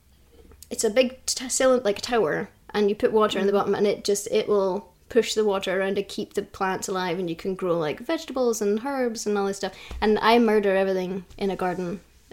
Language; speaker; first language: English; native; English